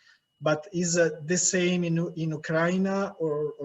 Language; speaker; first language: English; non-native, learner; Italian